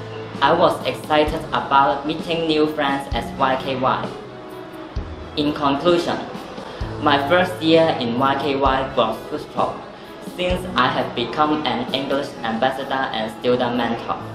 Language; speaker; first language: English; non-native, learner; Chinese